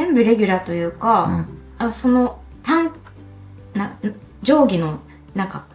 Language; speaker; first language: Japanese; native; Japanese